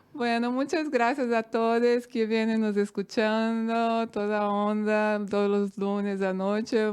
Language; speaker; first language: Spanish; non-native, fluent; Portuguese